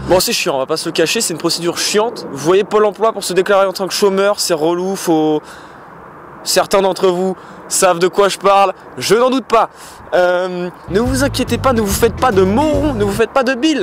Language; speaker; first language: French; native; French